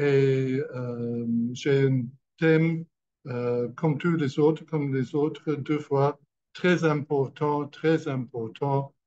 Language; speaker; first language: French; non-native, fluent; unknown